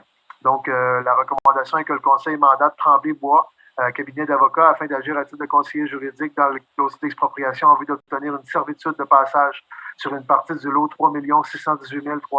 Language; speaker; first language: French; native; French